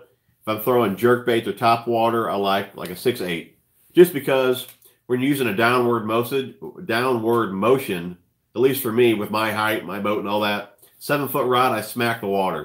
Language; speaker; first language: English; native; English